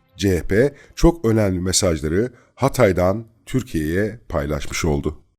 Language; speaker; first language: Turkish; native; Turkish